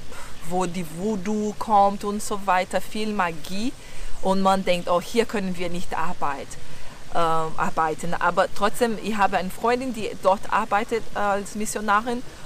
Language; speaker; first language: German; non-native, learner; Portuguese